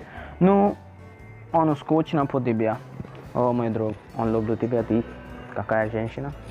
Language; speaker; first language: Russian; non-native, learner; Hindi